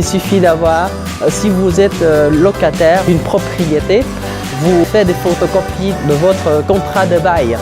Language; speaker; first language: French; non-native, fluent; Vietnamese